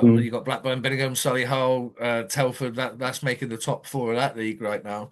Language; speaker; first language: English; native; English